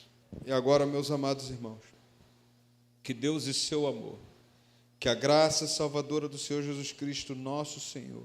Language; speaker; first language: Portuguese; native; Portuguese